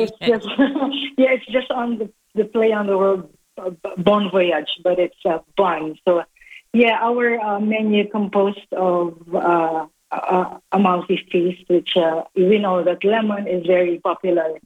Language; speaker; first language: English; non-native, local second language; Filipino